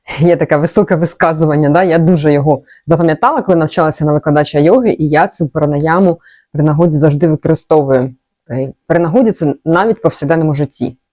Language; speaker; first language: Ukrainian; non-native, local second language; Russian